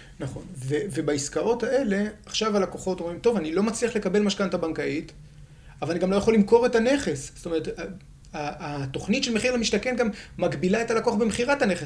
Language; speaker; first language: Hebrew; native; Hebrew